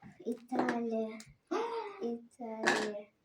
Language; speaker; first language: Russian; non-native, local second language; Kazakh